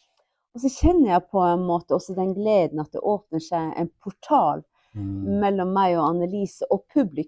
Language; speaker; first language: Norwegian; non-native, local second language; Northern Sami